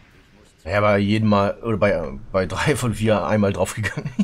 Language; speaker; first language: German; native; German